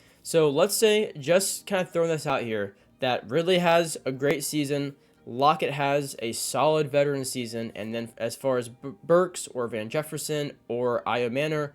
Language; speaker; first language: English; native; English